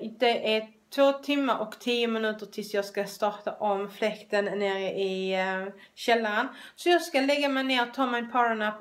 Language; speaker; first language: Swedish; native; Swedish